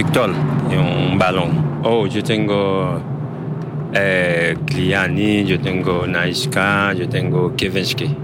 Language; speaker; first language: Spanish; non-native, learner; Haitian Creole